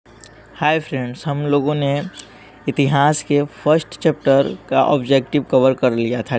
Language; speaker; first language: Hindi; native; Hindi